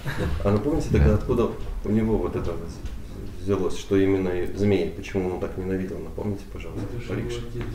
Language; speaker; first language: Russian; native; Russian